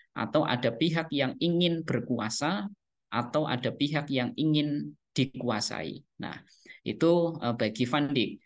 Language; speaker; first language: Indonesian; non-native, local second language; Javanese